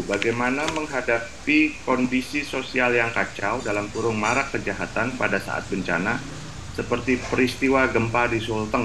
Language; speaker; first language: Indonesian; native; Indonesian